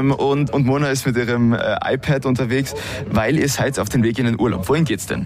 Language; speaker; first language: German; native; German